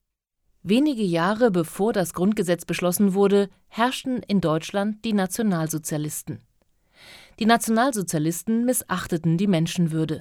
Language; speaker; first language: German; native; German